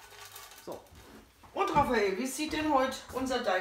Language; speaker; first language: German; native; German